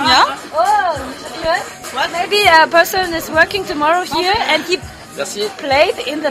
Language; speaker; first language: English; non-native, learner; German